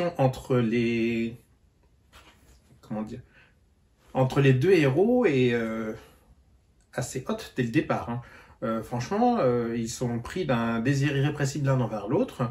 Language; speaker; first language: French; native; French